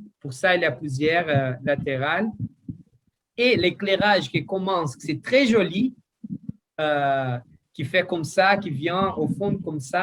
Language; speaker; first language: French; non-native, learner; Portuguese